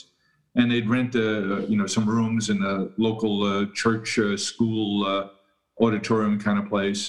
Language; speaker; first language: English; native; English